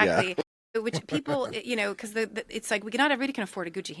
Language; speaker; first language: English; native; English